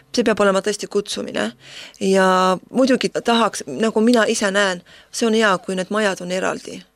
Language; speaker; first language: Estonian; non-native, local second language; Russian